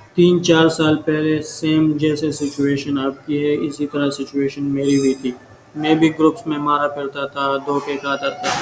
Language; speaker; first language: Urdu; non-native, local second language; Pashto